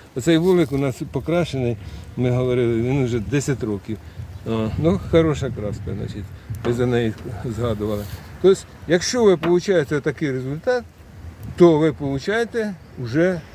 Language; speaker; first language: Ukrainian; native; Ukrainian